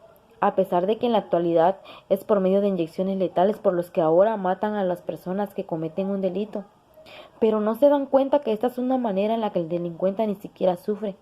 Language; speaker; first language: Spanish; native; Spanish